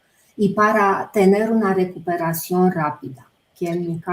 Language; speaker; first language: Spanish; non-native, fluent; Romanian